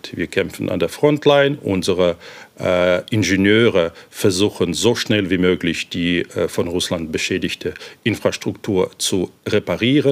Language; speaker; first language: German; non-native, fluent; Ukrainian